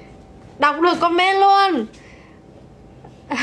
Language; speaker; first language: Vietnamese; native; Vietnamese